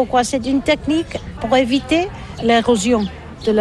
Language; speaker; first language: French; non-native, learner; Catalan